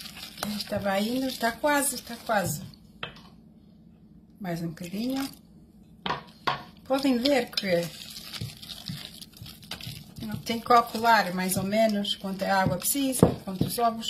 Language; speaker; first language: Portuguese; early bilingual, heritage; Portuguese